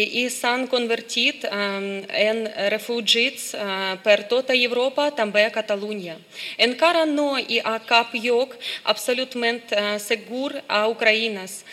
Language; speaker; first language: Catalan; non-native, learner; Ukrainian